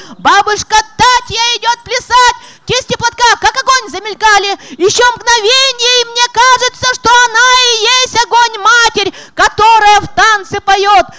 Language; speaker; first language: Russian; non-native, local second language; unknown